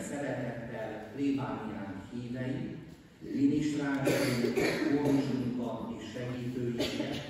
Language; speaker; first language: Hungarian; native; Hungarian